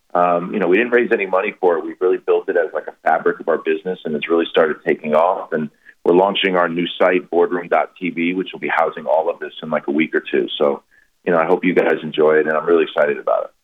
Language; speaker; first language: English; native; English